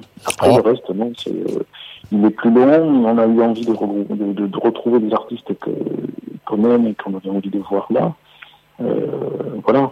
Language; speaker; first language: French; native; French